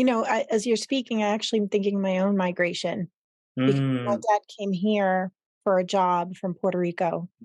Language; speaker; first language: English; early bilingual, other home language; Spanish